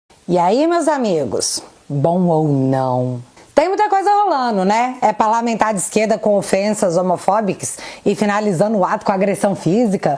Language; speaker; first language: Portuguese; native; Portuguese